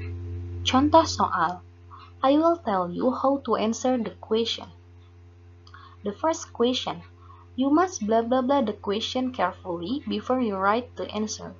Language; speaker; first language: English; non-native, fluent; Indonesian